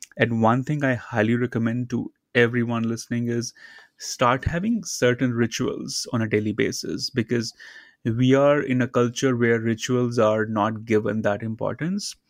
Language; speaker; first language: English; non-native, local second language; Hindi